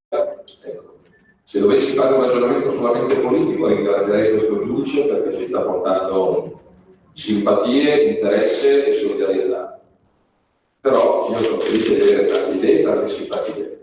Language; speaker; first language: Italian; native; Italian